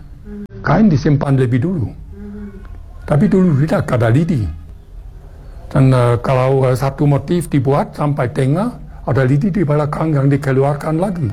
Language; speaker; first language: Indonesian; non-native, fluent; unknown